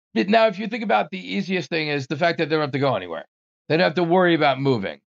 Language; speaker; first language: English; native; English